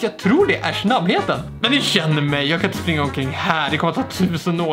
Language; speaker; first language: Swedish; native; Swedish